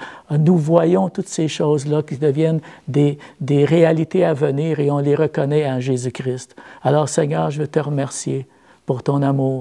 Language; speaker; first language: French; native; French